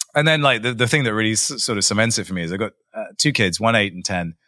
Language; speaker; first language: English; native; English